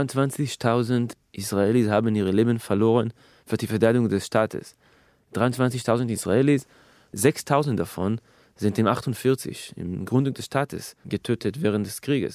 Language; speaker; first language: German; non-native, fluent; Hebrew